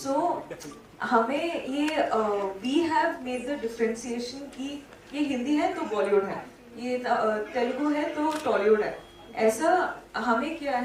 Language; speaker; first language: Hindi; non-native, local second language; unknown